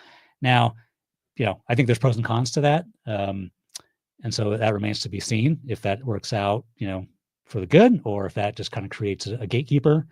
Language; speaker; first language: English; native; English